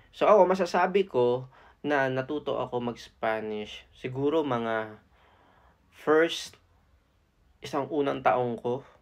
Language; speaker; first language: Filipino; native; Filipino